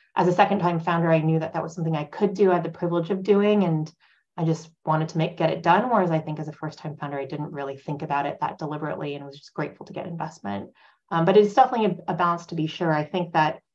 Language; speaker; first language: English; native; English